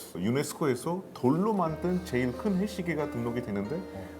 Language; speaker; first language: Korean; non-native, fluent; Hindi